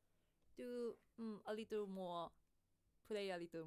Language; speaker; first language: English; non-native, fluent; Japanese